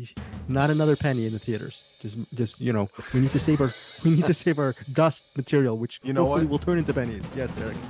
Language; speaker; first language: English; native; English